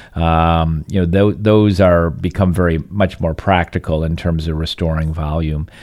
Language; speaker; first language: English; native; English